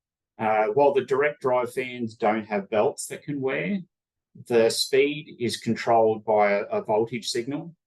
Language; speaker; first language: English; native; English